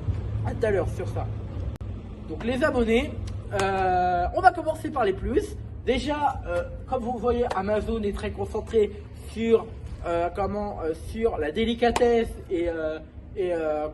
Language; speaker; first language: French; native; French